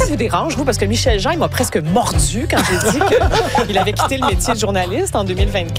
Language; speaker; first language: French; native; French